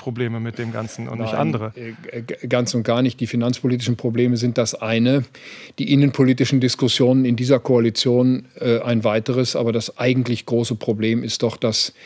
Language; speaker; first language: German; native; German